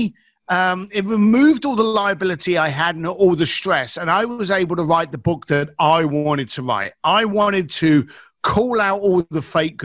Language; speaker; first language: English; native; English